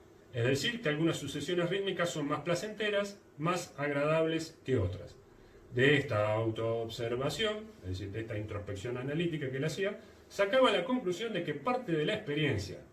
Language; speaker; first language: Spanish; native; Spanish